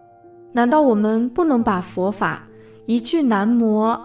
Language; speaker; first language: Chinese; native; Chinese